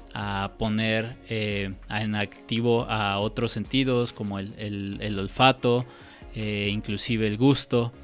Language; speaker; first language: Spanish; native; Spanish